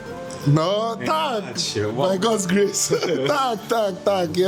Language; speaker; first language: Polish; non-native, learner; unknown